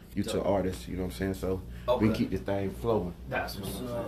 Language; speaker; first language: English; native; English